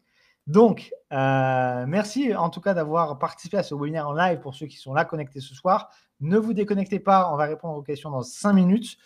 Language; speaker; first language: French; native; French